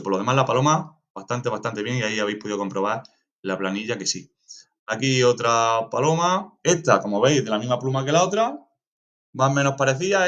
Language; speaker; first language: Spanish; native; Spanish